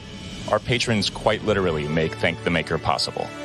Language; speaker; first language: English; native; English